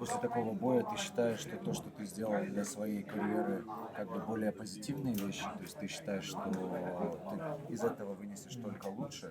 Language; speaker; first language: Russian; non-native, local second language; Uzbek